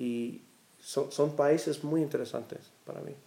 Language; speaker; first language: Spanish; non-native, learner; English